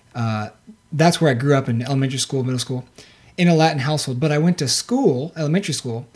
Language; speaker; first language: English; native; English